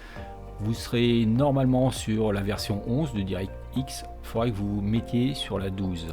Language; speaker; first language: French; native; French